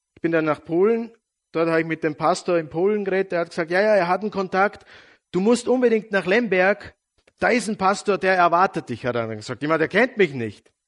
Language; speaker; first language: German; non-native, fluent; Serbian